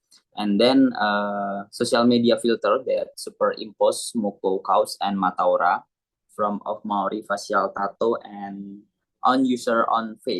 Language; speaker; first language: English; non-native, learner; Indonesian